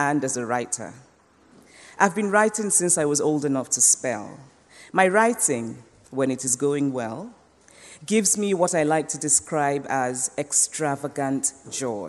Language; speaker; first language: English; non-native, local second language; Igbo